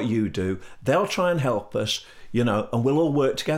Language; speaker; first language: English; native; English